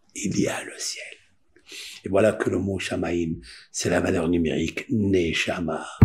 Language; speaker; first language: French; non-native, local second language; Spanish